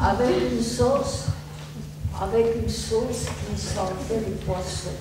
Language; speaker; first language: French; non-native, fluent; Czech